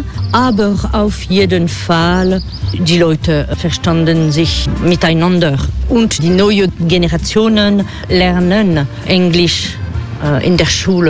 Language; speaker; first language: German; non-native, fluent; French